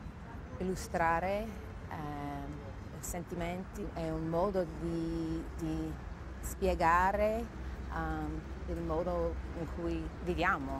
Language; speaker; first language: Italian; non-native, fluent; English